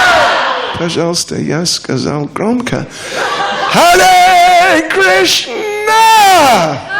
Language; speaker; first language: Russian; non-native, learner; English